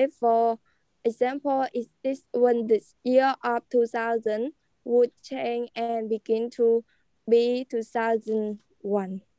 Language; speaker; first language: English; non-native, learner; Khmer